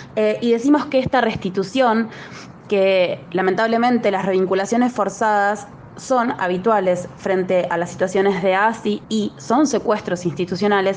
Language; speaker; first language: Spanish; native; Spanish